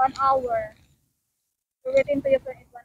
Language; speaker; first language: English; non-native, learner; Cebuano